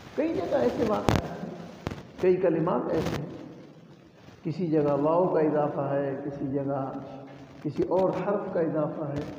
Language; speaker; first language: Urdu; non-native, local second language; Punjabi